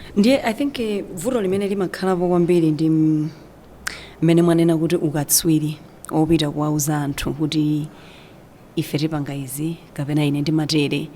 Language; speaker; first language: Nyanja; native; Nyanja